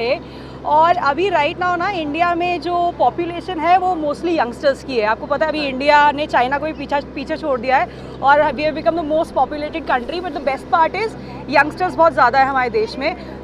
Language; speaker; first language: Hindi; native; Hindi